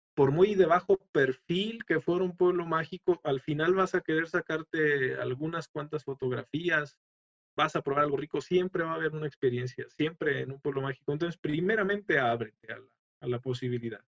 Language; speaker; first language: Spanish; native; Spanish